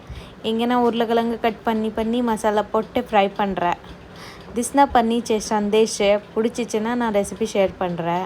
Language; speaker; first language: Tamil; non-native, learner; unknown